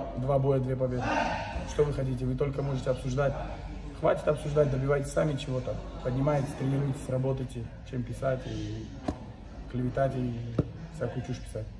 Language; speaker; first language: Russian; non-native, local second language; Uzbek